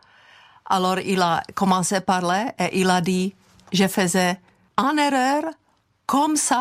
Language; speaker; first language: French; non-native, fluent; Czech